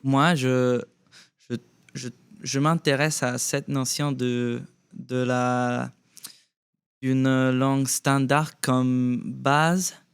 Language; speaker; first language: French; non-native, fluent; Spanish